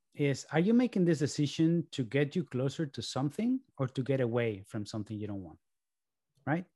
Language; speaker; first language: English; early bilingual, other home language; Spanish